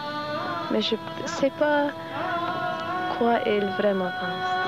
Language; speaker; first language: French; non-native, learner; English